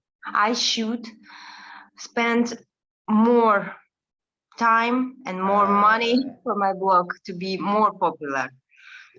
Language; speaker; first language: English; non-native, learner; Russian